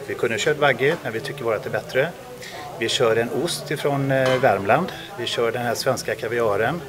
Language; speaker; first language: Swedish; native; Swedish